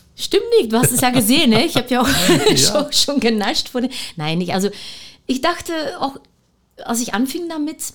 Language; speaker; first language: German; non-native, fluent; Dutch